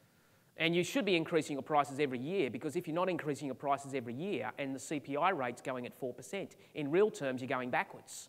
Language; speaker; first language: English; native; English